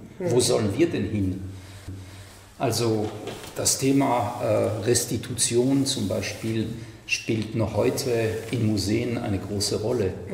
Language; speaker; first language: German; non-native, fluent; French